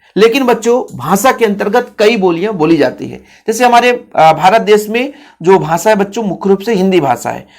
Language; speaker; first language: Hindi; native; Hindi